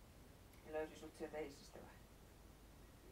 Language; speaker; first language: Finnish; native; Finnish